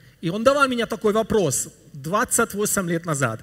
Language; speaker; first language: Russian; non-native, learner; Hungarian